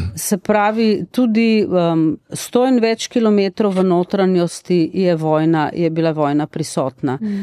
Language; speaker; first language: Slovenian; native; Slovenian